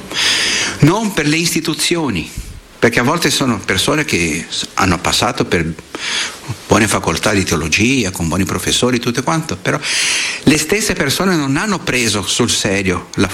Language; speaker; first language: Italian; non-native, fluent; Portuguese